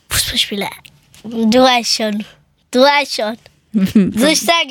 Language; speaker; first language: German; early bilingual, other home language; Persian